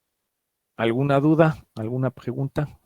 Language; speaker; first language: Spanish; native; Spanish